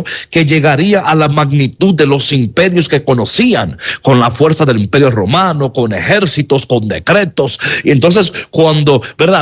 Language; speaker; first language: Spanish; native; Spanish